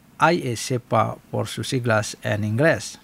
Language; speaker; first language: Spanish; non-native, fluent; Indonesian